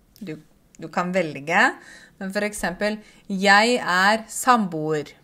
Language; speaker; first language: Norwegian; native; Norwegian